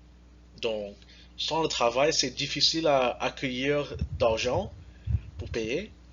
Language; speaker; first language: French; non-native, learner; English